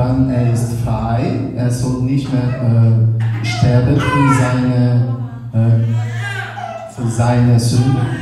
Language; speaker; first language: German; non-native, learner; Portuguese